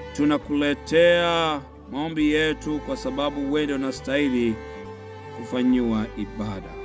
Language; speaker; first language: Swahili; native; Swahili